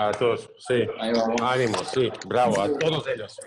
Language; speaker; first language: Spanish; non-native, fluent; Croatian